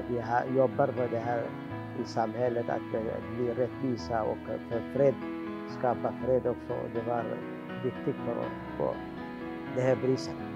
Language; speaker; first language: Swedish; non-native, learner; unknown